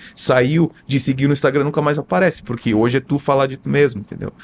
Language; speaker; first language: Portuguese; native; Portuguese